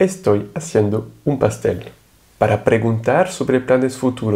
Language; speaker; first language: Spanish; non-native, fluent; French